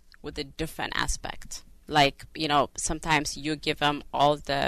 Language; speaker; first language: English; non-native, fluent; Amharic